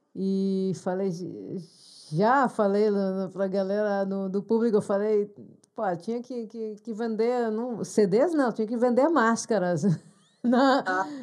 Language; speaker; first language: Portuguese; non-native, fluent; Hebrew